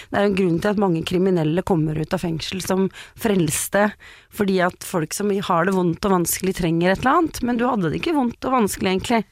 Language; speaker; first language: Norwegian; native; Norwegian